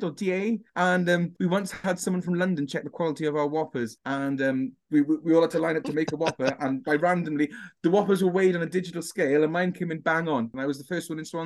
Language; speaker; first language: English; native; English